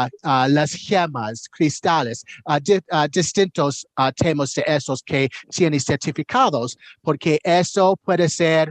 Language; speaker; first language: Spanish; non-native, learner; English